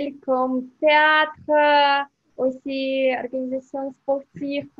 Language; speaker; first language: French; non-native, learner; Russian